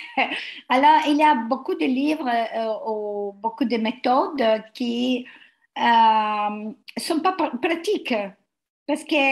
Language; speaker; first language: French; non-native, learner; Italian